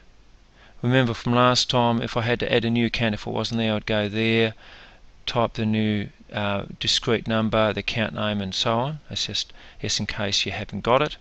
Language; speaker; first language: English; native; English